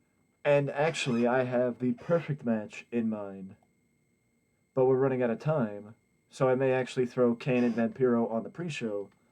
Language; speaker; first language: English; native; English